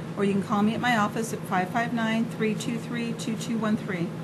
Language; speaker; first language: English; native; English